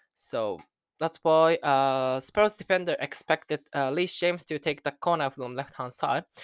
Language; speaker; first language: English; non-native, learner; Japanese